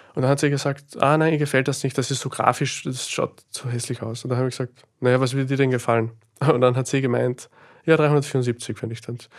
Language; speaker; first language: German; native; German